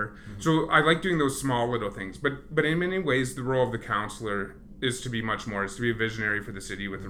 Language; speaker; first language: English; native; English